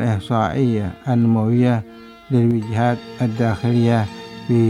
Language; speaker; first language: Arabic; non-native, fluent; Indonesian